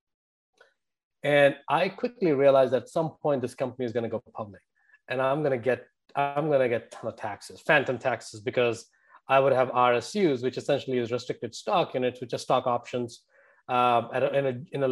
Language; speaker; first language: English; non-native, local second language; Hindi